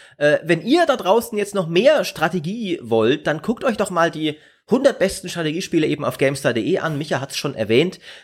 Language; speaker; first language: German; native; German